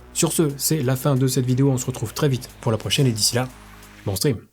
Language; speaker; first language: French; native; French